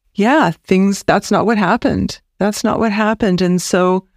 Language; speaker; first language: English; native; English